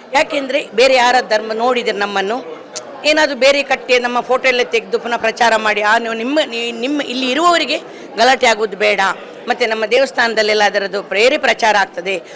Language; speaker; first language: Kannada; non-native, local second language; Konkani